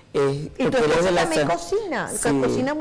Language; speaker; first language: Spanish; native; Spanish